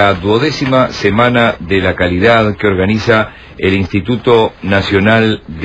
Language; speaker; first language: Spanish; native; Spanish